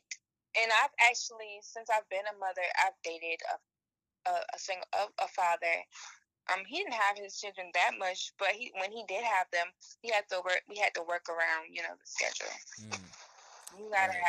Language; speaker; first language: English; native; English